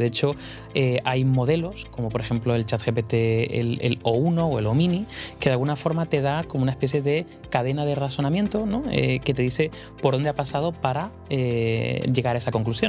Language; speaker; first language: Spanish; native; Spanish